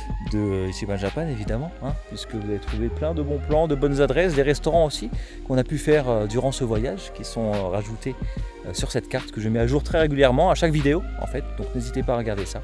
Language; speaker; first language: French; native; French